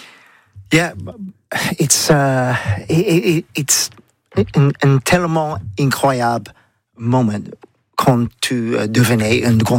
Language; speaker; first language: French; non-native, learner; English